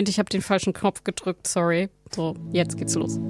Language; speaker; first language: German; native; German